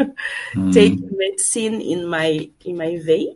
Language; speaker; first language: English; non-native, learner; Portuguese